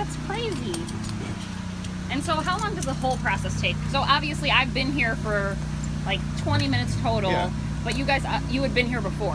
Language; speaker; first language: English; native; English